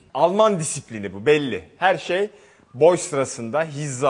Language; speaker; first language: Turkish; native; Turkish